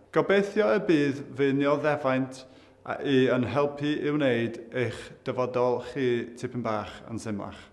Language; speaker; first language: Welsh; non-native, local second language; English